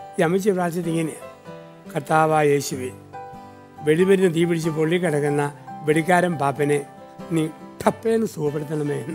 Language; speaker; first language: Malayalam; native; Malayalam